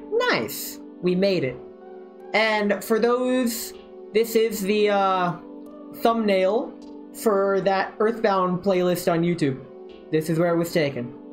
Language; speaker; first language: English; native; English